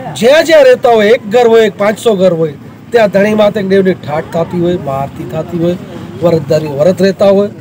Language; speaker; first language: Gujarati; non-native, local second language; Kachhi